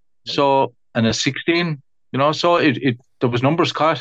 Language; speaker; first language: English; native; English